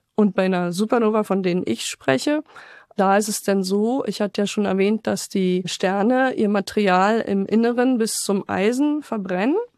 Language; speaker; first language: German; native; German